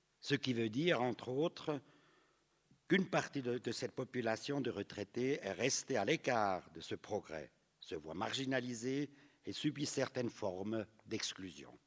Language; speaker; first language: French; native; French